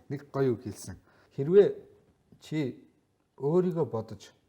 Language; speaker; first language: Mongolian; non-native, local second language; Kazakh